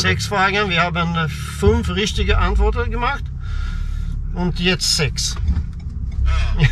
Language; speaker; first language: German; non-native, learner; Swedish